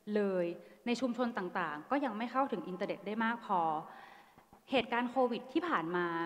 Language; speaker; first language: Thai; native; Thai